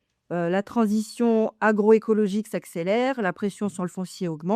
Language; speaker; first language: French; native; French